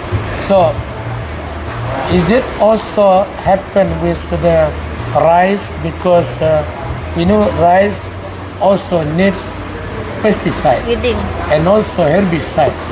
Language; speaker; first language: English; non-native, learner; Indonesian